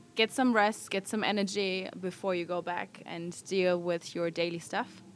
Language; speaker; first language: English; non-native, fluent; German